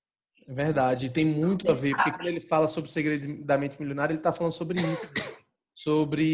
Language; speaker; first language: Portuguese; native; Portuguese